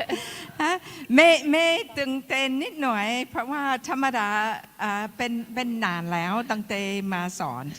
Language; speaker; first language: Thai; non-native, fluent; English